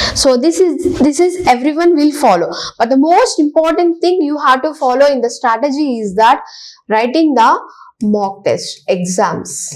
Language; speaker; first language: English; non-native, local second language; Telugu